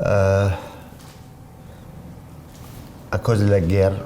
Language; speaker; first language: French; non-native, learner; Arabic